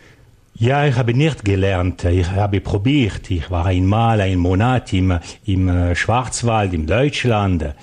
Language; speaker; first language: German; non-native, local second language; French